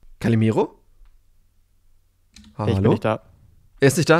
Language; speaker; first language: German; native; German